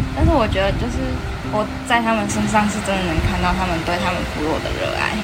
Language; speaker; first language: Chinese; native; Chinese